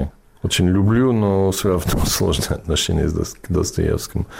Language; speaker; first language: Russian; non-native, fluent; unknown